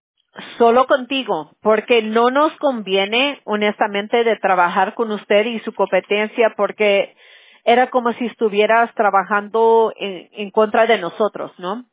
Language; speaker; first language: Spanish; early bilingual, heritage; English